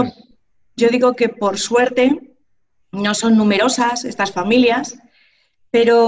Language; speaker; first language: Spanish; native; Spanish